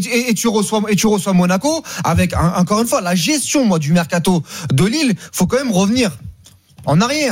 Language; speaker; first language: French; native; French